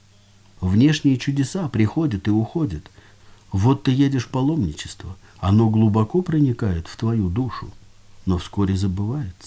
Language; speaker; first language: Russian; native; Russian